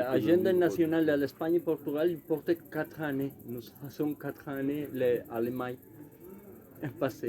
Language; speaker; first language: French; non-native, learner; Spanish